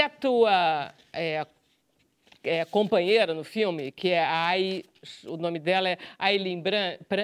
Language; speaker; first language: Portuguese; native; Portuguese